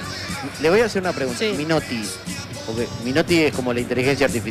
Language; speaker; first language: Spanish; native; Spanish